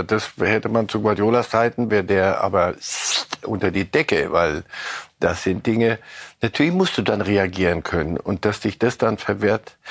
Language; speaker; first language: German; native; German